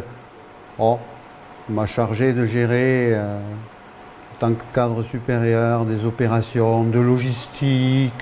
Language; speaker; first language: French; native; French